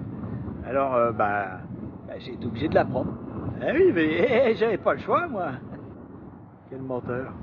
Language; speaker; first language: French; native; French